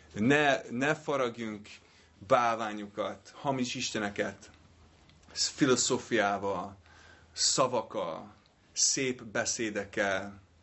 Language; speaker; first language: Hungarian; non-native, fluent; English